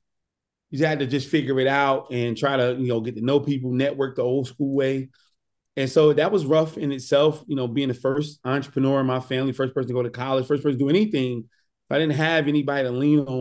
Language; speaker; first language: English; native; English